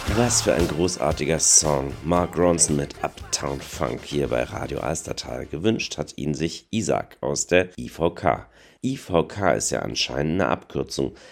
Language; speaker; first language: German; native; German